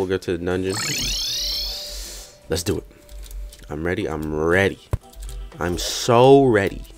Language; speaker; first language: English; native; English